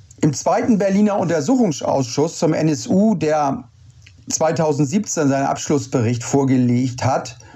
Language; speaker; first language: German; native; German